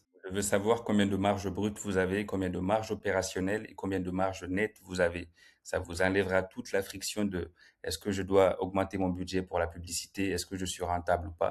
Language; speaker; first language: French; native; French